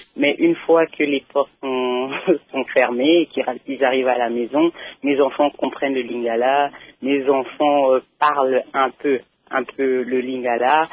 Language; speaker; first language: French; early bilingual, other home language; Lingala